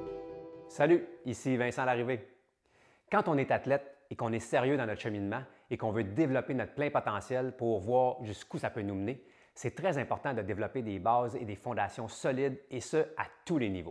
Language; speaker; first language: French; native; French